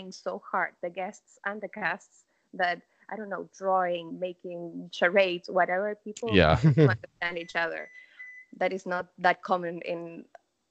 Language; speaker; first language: English; non-native, fluent; Spanish